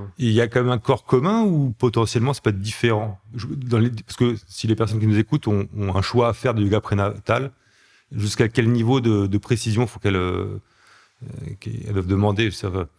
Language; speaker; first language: French; native; French